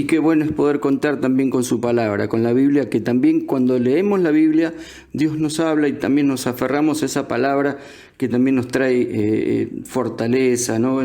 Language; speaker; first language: Spanish; native; Spanish